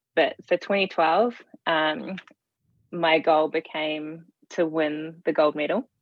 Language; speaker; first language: English; native; English